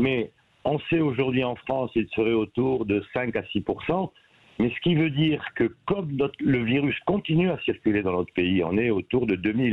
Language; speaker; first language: French; native; French